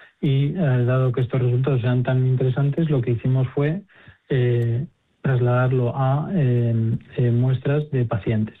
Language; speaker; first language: Spanish; native; Spanish